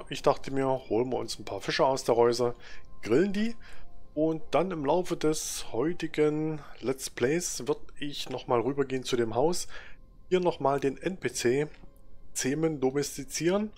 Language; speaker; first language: German; native; German